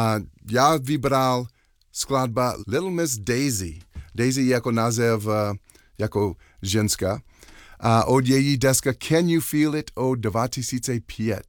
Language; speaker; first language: Czech; non-native, learner; English